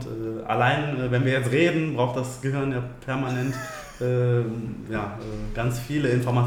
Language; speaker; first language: German; native; German